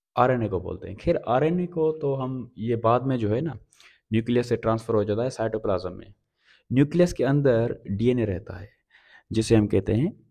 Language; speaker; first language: Urdu; non-native, local second language; Sindhi